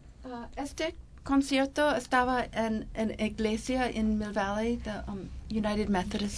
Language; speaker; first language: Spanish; non-native, learner; English